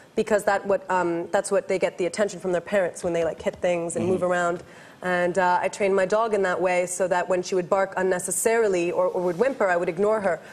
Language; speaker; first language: English; native; English